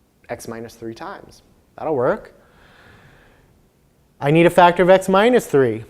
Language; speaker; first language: English; native; English